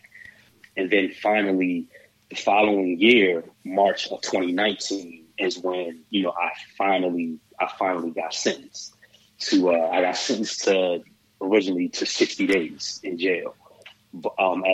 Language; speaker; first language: English; native; English